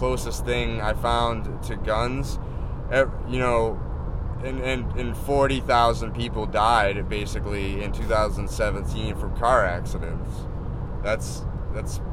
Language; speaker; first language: English; native; English